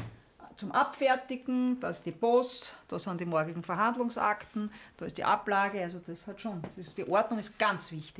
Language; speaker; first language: German; native; German